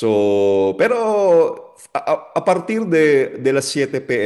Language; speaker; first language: Spanish; non-native, fluent; Filipino